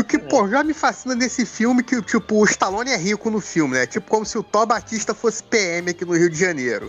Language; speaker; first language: Portuguese; native; Portuguese